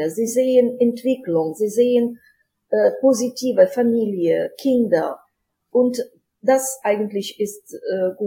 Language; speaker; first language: German; non-native, fluent; Ukrainian